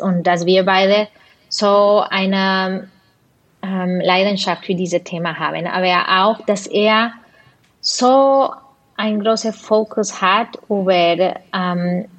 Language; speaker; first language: German; non-native, fluent; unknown